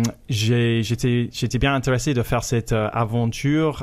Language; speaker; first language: French; non-native, fluent; English